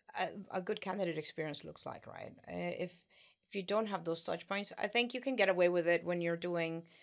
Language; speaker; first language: English; non-native, fluent; Spanish